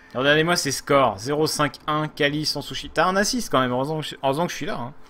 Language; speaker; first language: French; native; French